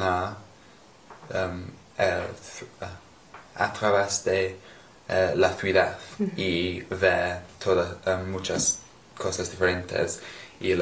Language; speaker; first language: Spanish; non-native, learner; English